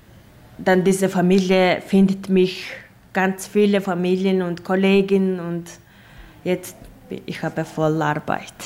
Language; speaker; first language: German; non-native, learner; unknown